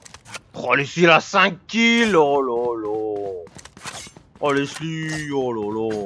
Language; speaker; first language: French; native; French